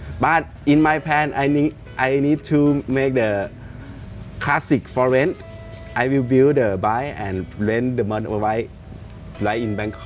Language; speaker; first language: English; non-native, learner; Thai